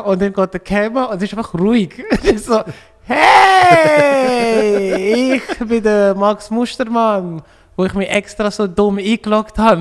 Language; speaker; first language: German; non-native, fluent; Lingala